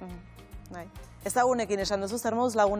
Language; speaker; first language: Basque; native; Basque